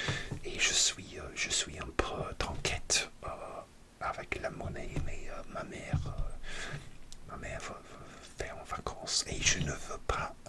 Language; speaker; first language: French; non-native, learner; English